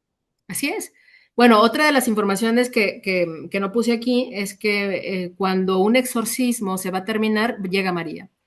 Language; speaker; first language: Spanish; native; Spanish